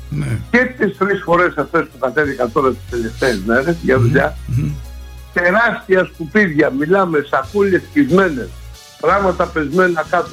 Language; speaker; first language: Greek; native; Greek